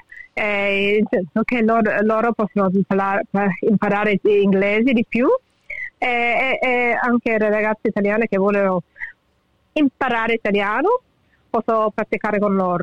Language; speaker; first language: Italian; early bilingual, heritage; English